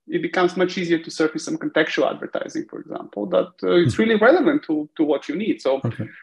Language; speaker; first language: English; non-native, fluent; Bulgarian